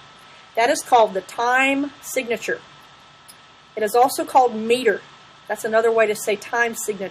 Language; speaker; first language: English; native; English